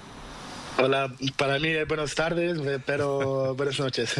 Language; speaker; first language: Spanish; non-native, learner; Portuguese